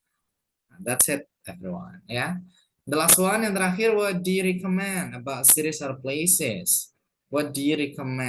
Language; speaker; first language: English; non-native, fluent; Indonesian